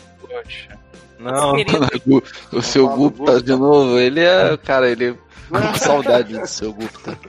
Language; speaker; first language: Portuguese; native; Portuguese